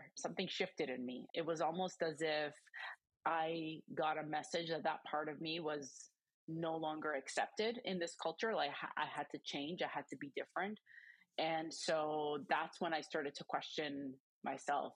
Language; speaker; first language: English; early bilingual, other home language; Croatian